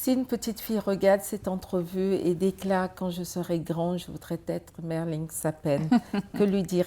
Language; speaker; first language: French; native; French